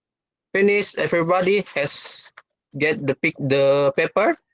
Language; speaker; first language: English; non-native, fluent; Indonesian